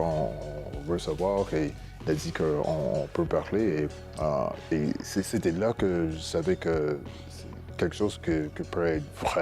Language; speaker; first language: French; non-native, local second language; English